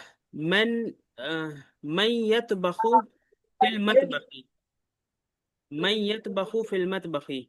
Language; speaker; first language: Arabic; non-native, fluent; Urdu